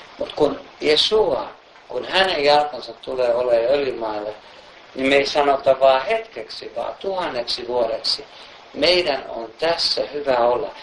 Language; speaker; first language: Finnish; native; Finnish